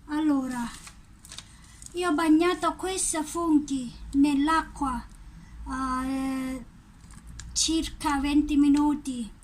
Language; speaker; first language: Italian; non-native, learner; Thai